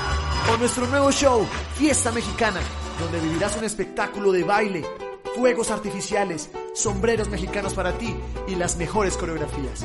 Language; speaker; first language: Spanish; native; Spanish